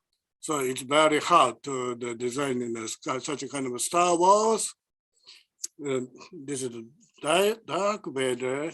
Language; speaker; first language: English; non-native, learner; Japanese